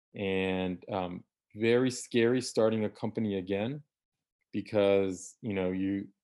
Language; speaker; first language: English; native; English